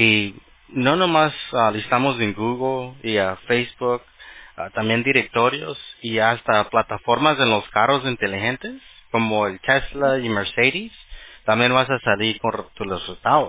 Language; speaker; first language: Spanish; early bilingual, heritage; Spanish